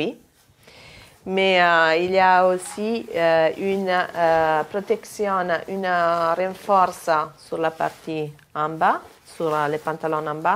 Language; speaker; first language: French; non-native, fluent; Italian